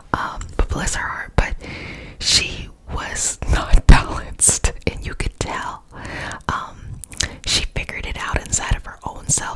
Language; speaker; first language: English; native; English